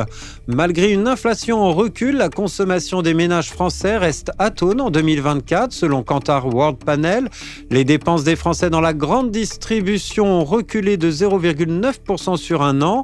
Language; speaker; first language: French; native; French